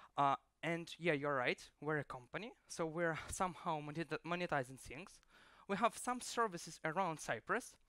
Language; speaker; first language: English; non-native, fluent; Ukrainian